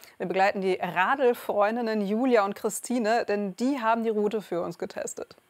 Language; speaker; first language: German; native; German